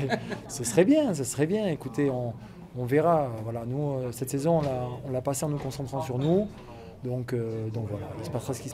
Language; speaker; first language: French; native; French